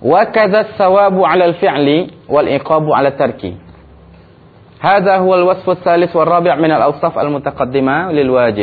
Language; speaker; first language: Arabic; non-native, fluent; Indonesian